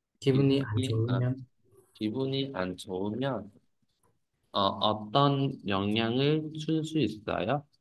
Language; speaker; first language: Korean; non-native, fluent; Vietnamese